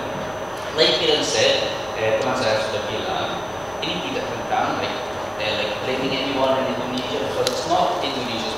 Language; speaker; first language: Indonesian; non-native, learner; English